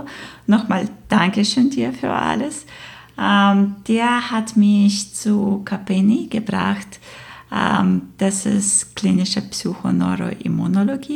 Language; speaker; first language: German; non-native, fluent; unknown